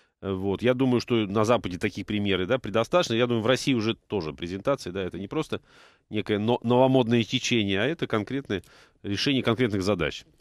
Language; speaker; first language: Russian; native; Russian